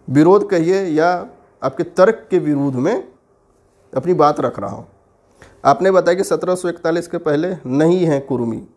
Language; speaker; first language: Hindi; native; Hindi